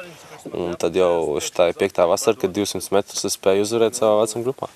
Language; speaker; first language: Latvian; native; Latvian